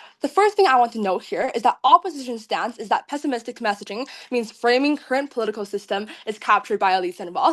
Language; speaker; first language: English; non-native, fluent; Chinese